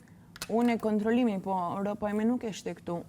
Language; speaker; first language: Albanian; non-native, learner; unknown